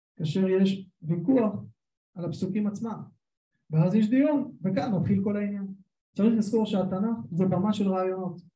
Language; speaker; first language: Hebrew; native; Hebrew